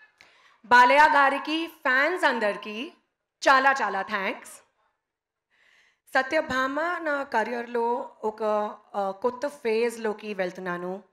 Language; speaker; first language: Telugu; non-native, local second language; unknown